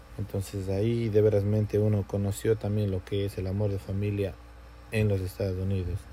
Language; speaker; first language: Spanish; native; Spanish